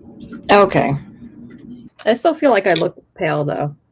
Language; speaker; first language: English; native; English